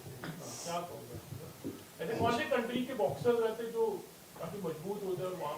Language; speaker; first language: Hindi; native; Hindi